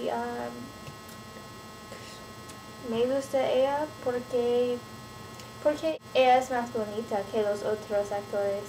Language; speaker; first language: Spanish; non-native, learner; English